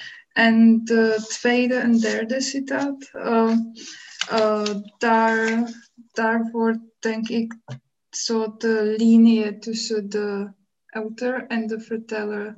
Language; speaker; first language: Dutch; non-native, learner; Czech